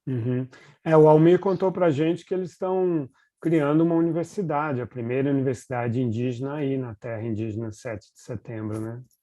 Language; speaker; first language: Portuguese; native; Portuguese